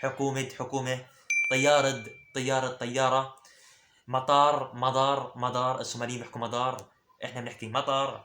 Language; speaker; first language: Arabic; early bilingual, other home language; Somali